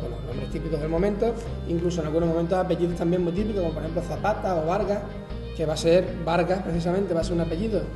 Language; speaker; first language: Spanish; native; Spanish